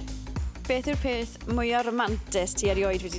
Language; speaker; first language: Welsh; non-native, local second language; English